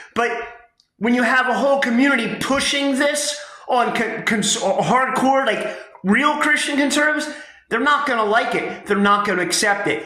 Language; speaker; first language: English; native; English